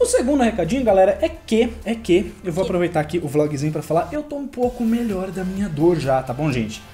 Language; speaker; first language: Portuguese; native; Portuguese